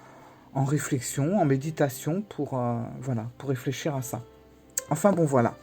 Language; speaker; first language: French; native; French